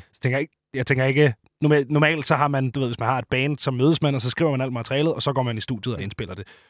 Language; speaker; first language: Danish; native; Danish